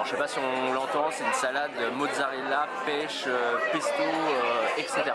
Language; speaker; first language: French; native; French